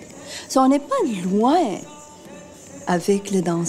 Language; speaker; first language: French; non-native, fluent; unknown